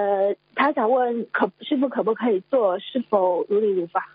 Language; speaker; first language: Chinese; native; Chinese